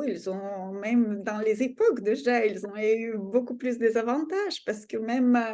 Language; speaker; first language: French; non-native, fluent; Russian